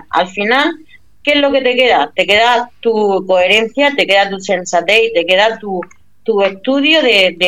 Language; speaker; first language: Spanish; native; Spanish